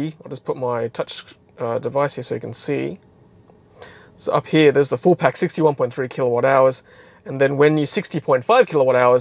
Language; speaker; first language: English; native; English